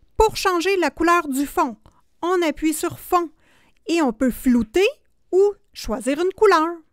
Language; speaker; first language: French; native; French